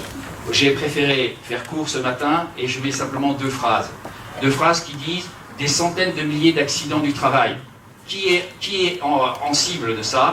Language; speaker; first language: French; native; French